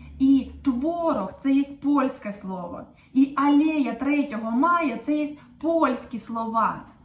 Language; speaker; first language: Ukrainian; native; Ukrainian